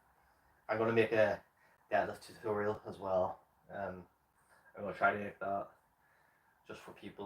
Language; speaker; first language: English; native; English